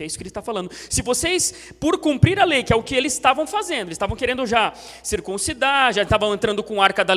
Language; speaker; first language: Portuguese; native; Portuguese